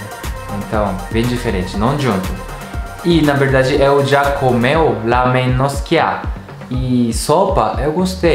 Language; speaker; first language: Portuguese; non-native, learner; Japanese